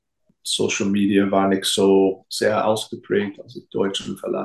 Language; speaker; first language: German; non-native, fluent; English